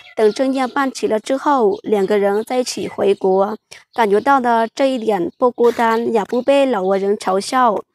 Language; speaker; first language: Chinese; non-native, fluent; Lao